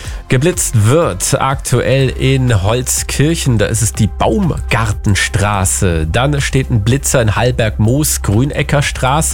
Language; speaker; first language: German; native; German